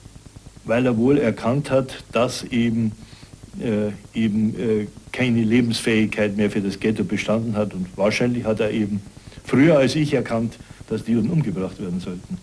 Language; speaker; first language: German; native; German